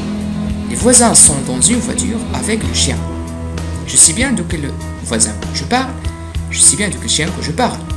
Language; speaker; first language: French; non-native, fluent; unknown